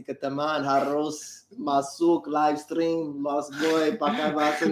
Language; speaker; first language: Indonesian; non-native, learner; English